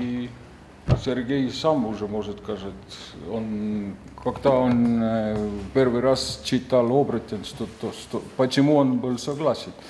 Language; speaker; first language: Russian; non-native, fluent; Estonian